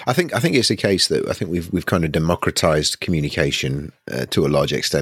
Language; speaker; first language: English; native; English